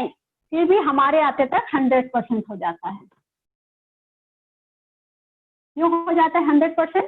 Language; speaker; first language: Hindi; native; Hindi